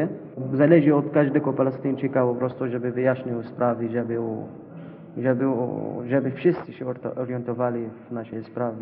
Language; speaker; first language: Polish; non-native, learner; Arabic